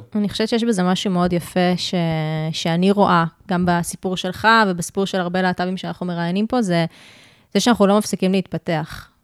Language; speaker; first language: Hebrew; native; Hebrew